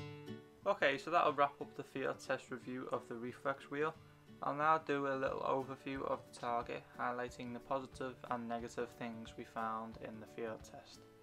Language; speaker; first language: English; native; English